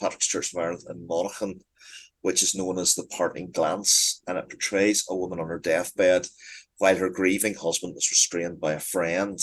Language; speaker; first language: English; native; English